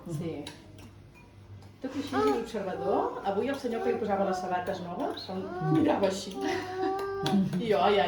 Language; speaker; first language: Catalan; native; Catalan